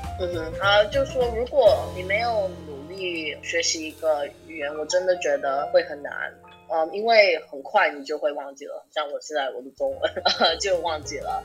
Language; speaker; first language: Chinese; early bilingual, heritage; English